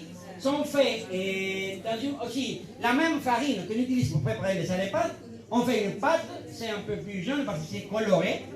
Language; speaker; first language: French; non-native, fluent; Spanish